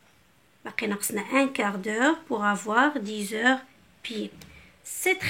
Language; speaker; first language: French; non-native, local second language; Arabic